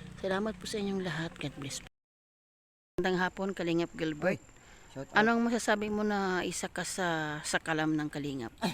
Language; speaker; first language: Filipino; non-native, local second language; Cebuano